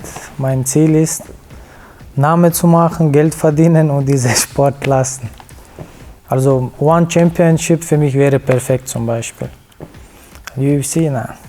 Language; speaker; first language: German; non-native, fluent; Chechen